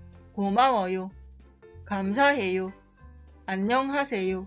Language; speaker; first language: Korean; non-native, fluent; Spanish